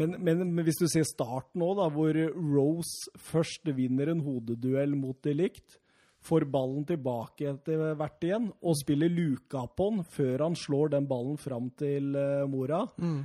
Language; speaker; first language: Norwegian; native; Norwegian